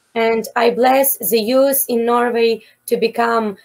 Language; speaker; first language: English; non-native, fluent; Ukrainian